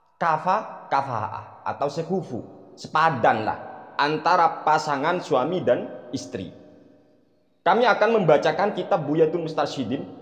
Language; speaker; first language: Indonesian; non-native, local second language; Madurese